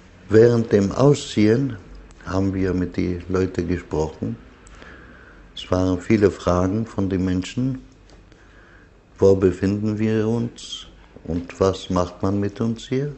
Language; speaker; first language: German; non-native, fluent; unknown